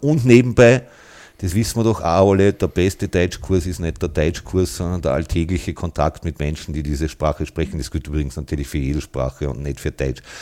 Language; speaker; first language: German; native; German